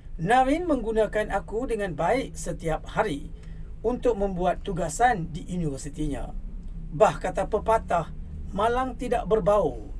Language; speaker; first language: Malay; non-native, local second language; Tamil